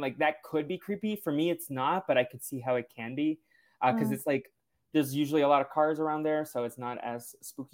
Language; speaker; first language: English; native; English